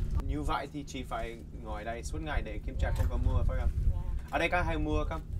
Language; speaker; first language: Vietnamese; non-native, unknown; English